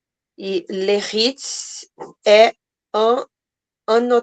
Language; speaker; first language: French; non-native, learner; Portuguese